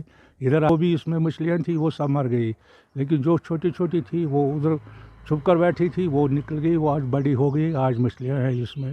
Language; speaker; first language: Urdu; non-native, local second language; Kashmiri